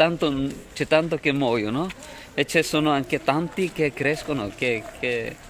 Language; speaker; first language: Italian; non-native, fluent; Filipino